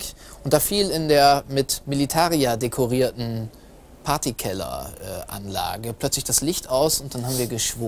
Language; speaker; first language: German; native; German